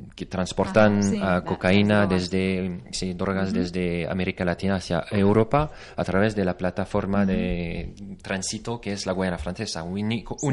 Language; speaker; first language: Spanish; non-native, fluent; French